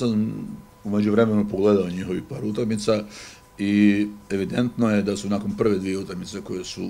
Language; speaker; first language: Croatian; native; Croatian